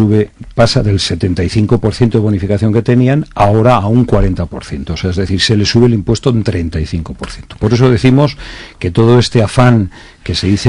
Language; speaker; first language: Spanish; native; Spanish